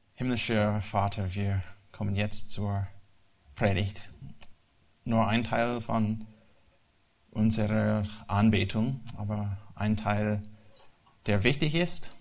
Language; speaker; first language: German; non-native, learner; English